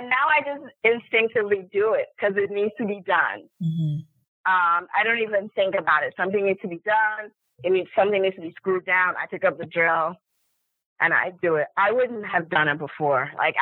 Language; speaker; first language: English; non-native, local second language; Yoruba